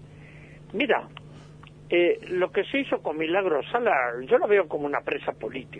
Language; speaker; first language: Spanish; native; Spanish